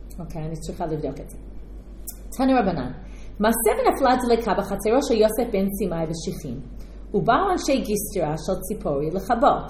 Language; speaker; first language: Hebrew; non-native, fluent; English